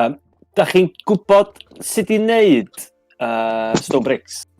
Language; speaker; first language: Welsh; native; Welsh